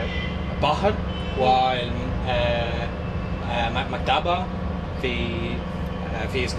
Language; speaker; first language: Arabic; non-native, learner; English